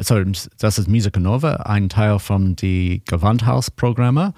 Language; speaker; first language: German; non-native, learner; English